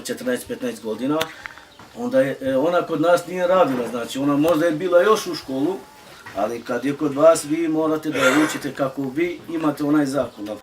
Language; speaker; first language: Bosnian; non-native, local second language; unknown